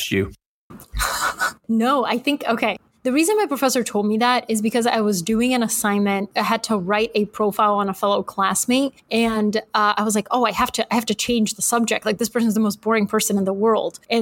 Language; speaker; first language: English; native; English